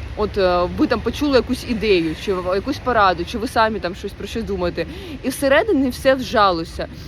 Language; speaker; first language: Ukrainian; non-native, local second language; Russian